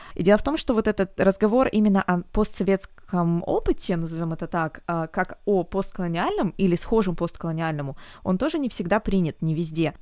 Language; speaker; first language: Russian; native; Russian